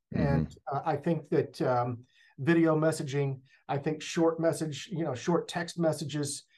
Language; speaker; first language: English; native; English